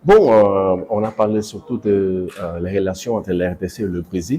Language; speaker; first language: French; non-native, fluent; Portuguese